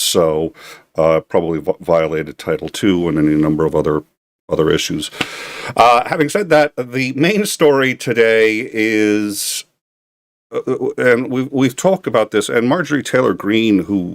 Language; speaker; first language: English; native; English